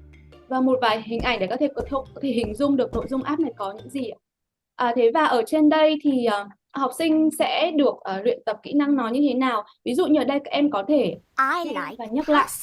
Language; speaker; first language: Vietnamese; native; Vietnamese